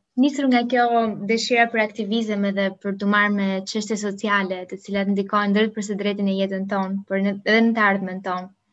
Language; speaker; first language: Albanian; native; Albanian